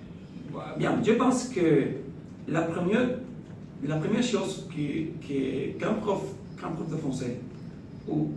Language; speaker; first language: French; non-native, fluent; Spanish